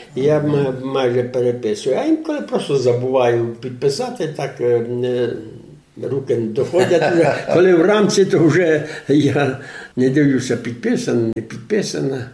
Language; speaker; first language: Ukrainian; native; Ukrainian